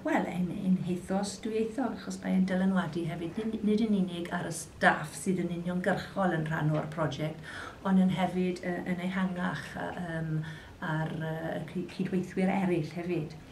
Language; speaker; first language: Welsh; native; Welsh